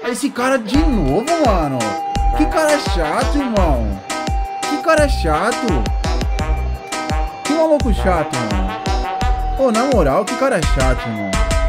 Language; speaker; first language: Portuguese; native; Portuguese